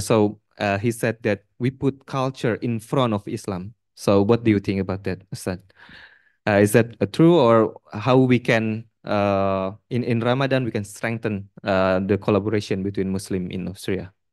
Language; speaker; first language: English; non-native, fluent; Indonesian